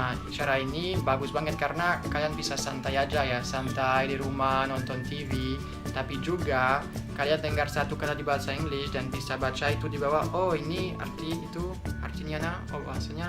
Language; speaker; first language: Indonesian; non-native, fluent; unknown